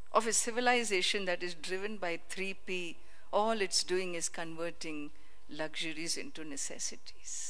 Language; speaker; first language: English; non-native, local second language; Hindi